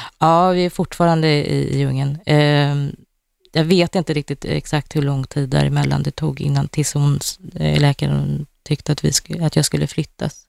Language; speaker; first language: Swedish; native; Swedish